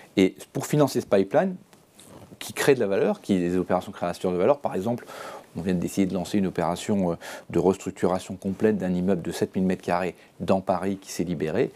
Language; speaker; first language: French; native; French